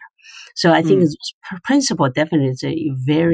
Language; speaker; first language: English; non-native, fluent; Chinese